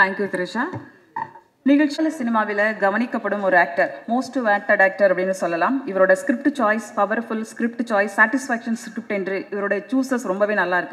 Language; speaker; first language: Tamil; native; Tamil